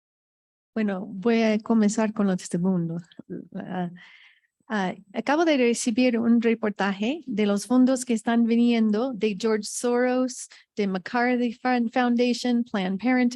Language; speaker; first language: Spanish; non-native, fluent; English